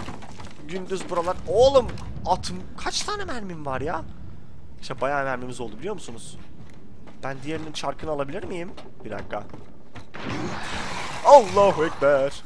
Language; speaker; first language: Turkish; native; Turkish